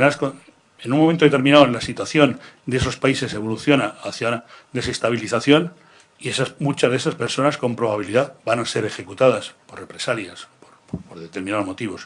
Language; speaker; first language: Spanish; native; Spanish